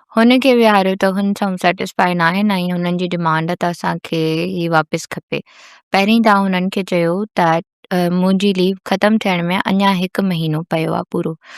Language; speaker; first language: Sindhi; native; Sindhi